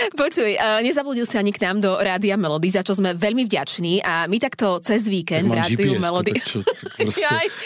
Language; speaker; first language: Slovak; native; Slovak